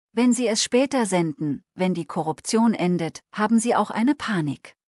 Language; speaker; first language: German; native; German